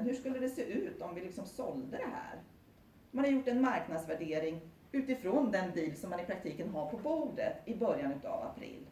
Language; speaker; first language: Swedish; native; Swedish